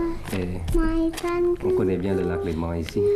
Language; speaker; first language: French; early bilingual, other home language; Thai